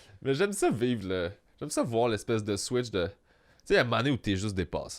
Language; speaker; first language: French; native; French